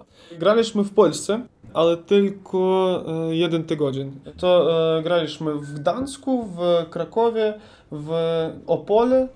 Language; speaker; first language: Polish; non-native, learner; Ukrainian